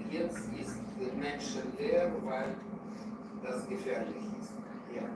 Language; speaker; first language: German; non-native, learner; Ukrainian